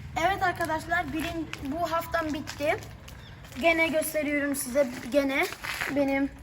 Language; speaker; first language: Turkish; early bilingual, heritage; Turkish